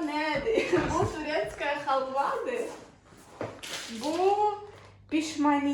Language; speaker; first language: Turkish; non-native, learner; Russian